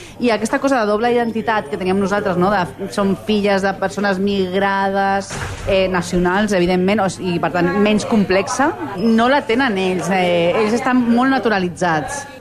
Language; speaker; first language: Catalan; non-native, local second language; Spanish